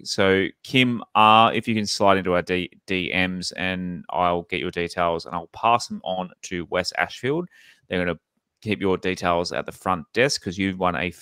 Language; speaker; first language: English; native; English